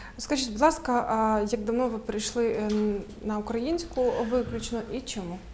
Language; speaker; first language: Ukrainian; native; Ukrainian